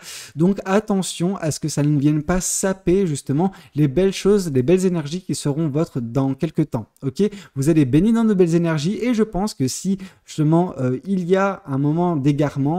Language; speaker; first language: French; native; French